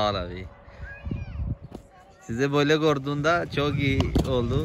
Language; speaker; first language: Turkish; non-native, learner; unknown